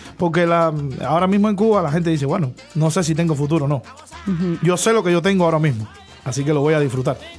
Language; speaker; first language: Spanish; native; Spanish